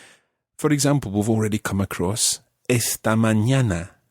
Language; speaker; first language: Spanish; non-native, fluent; English